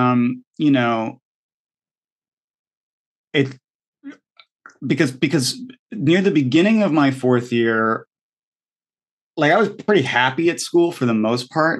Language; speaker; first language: English; native; English